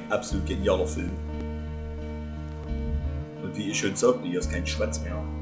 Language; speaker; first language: German; native; German